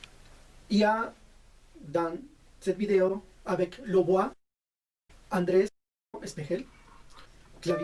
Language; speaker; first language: French; non-native, fluent; Spanish